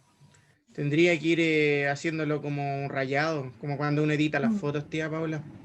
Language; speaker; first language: Spanish; native; Spanish